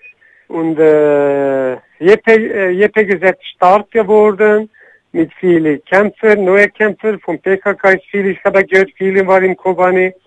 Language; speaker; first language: German; non-native, learner; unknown